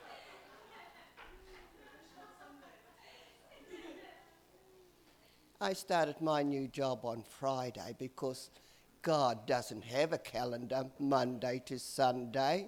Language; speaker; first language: English; native; English